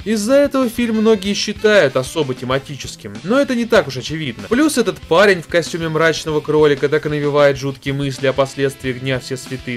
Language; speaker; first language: Russian; native; Russian